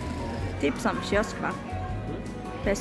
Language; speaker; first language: Swedish; non-native, learner; Japanese